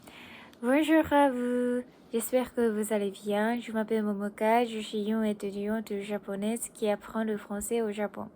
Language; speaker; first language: French; non-native, learner; Japanese